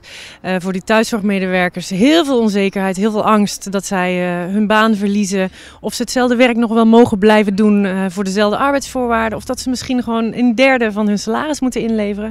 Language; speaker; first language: Dutch; native; Dutch